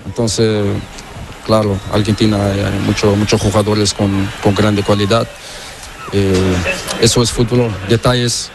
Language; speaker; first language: Spanish; non-native, learner; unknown